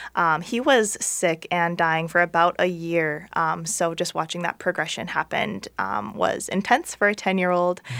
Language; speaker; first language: English; native; English